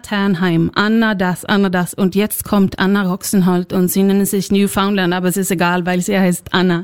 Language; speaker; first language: German; non-native, fluent; Swedish